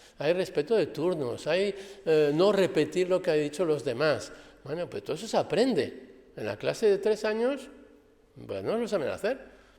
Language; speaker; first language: Spanish; non-native, fluent; French